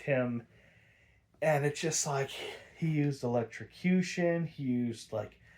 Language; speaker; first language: English; native; English